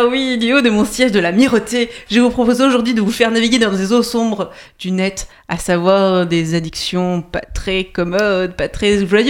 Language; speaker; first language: French; native; French